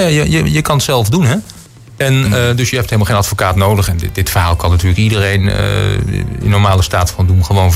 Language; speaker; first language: Dutch; native; Dutch